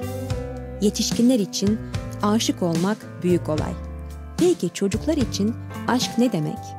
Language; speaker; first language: Turkish; native; Turkish